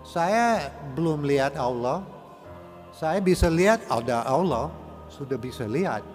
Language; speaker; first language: Indonesian; non-native, learner; English